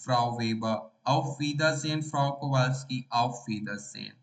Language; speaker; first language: German; non-native, learner; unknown